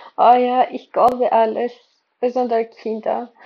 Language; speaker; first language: German; non-native, learner; Georgian